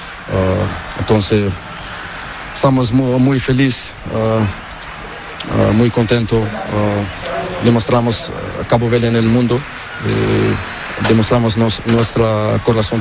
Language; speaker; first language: Spanish; non-native, learner; Portuguese